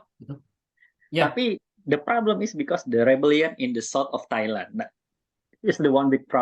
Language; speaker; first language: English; non-native, learner; Indonesian